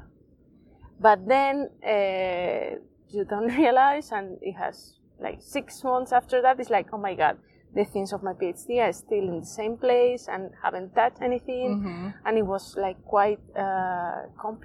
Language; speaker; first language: English; non-native, fluent; Spanish